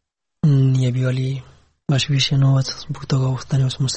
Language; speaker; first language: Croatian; non-native, learner; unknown